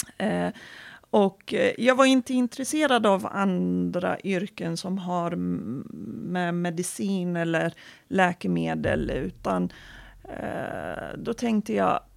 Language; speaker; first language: Swedish; non-native, fluent; Arabic